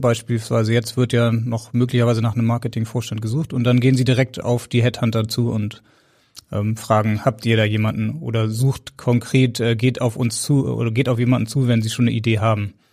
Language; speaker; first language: German; native; German